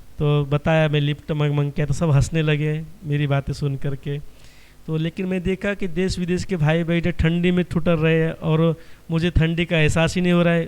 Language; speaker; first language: Hindi; non-native, local second language; Marathi